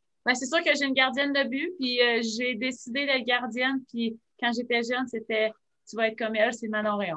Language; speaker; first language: French; native; French